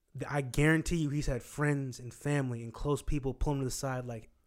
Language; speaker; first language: English; native; English